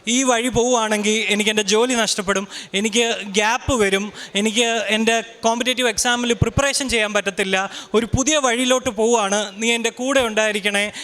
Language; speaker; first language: Malayalam; early bilingual, heritage; Malayalam